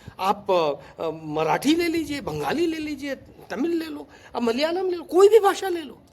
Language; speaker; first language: Hindi; native; Hindi